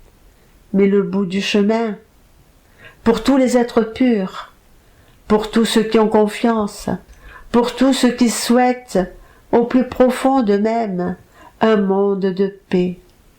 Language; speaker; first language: French; native; French